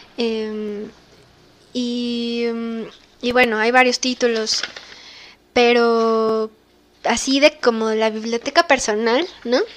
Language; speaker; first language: Spanish; native; Spanish